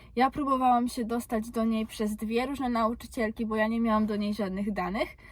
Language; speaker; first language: Polish; early bilingual, heritage; Polish